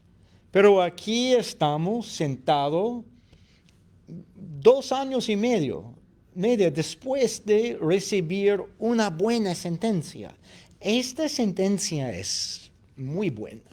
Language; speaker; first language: Spanish; non-native, fluent; English